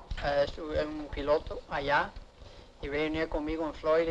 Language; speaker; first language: Spanish; non-native, learner; English